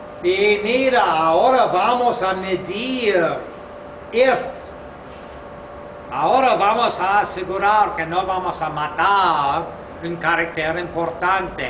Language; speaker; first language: Spanish; non-native, fluent; English